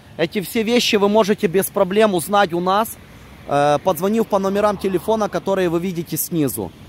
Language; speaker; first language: Russian; non-native, local second language; Ukrainian